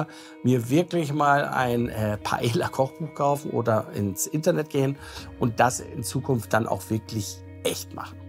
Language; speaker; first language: German; native; German